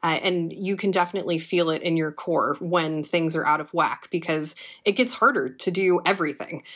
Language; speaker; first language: English; native; English